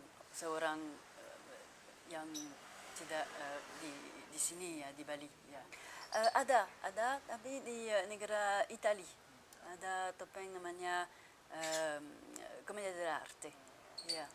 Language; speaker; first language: Indonesian; non-native, fluent; French